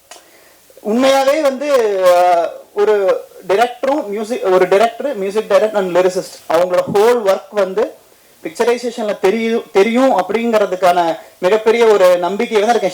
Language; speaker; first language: Tamil; native; Tamil